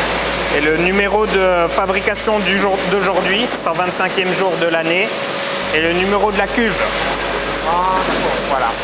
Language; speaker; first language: French; native; French